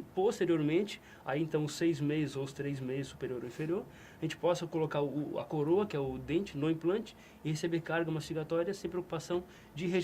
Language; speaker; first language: Portuguese; native; Portuguese